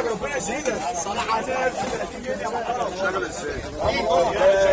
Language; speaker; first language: Arabic; native; Arabic